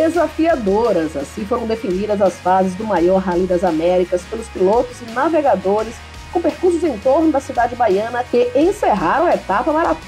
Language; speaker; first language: Portuguese; native; Portuguese